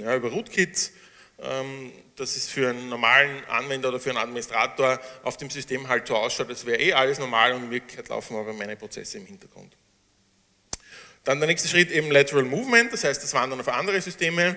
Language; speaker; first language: German; native; German